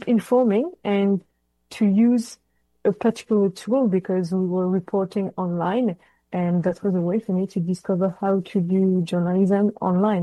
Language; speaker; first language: English; non-native, fluent; French